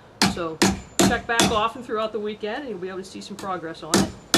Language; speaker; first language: English; native; English